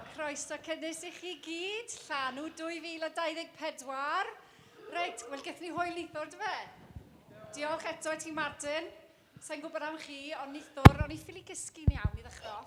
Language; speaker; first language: Welsh; non-native, local second language; English